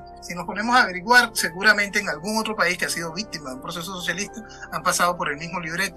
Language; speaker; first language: Spanish; native; Spanish